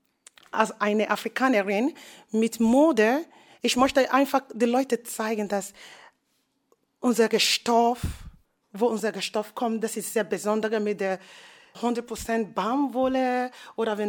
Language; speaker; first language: German; non-native, learner; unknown